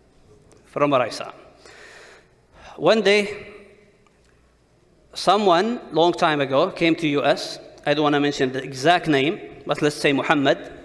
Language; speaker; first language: English; non-native, fluent; Arabic